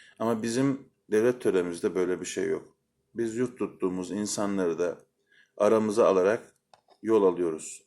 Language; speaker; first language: Turkish; native; Turkish